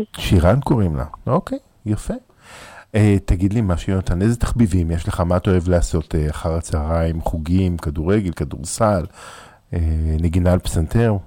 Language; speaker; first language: Hebrew; native; Hebrew